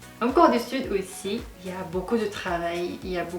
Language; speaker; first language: French; non-native, fluent; Korean